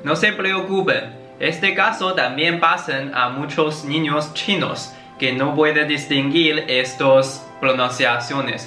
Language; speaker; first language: Spanish; non-native, learner; Chinese